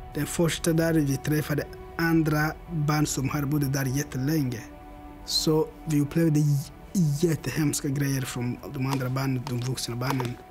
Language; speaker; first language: Swedish; non-native, learner; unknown